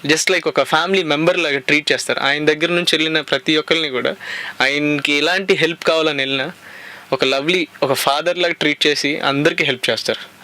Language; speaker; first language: Telugu; native; Telugu